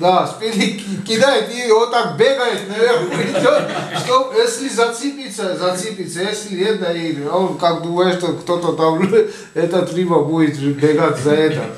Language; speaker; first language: Russian; non-native, learner; Georgian